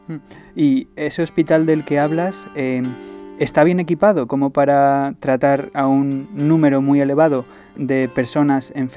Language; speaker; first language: Spanish; native; Spanish